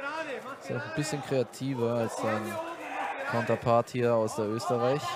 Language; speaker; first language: German; native; German